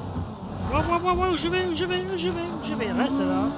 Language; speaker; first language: French; native; French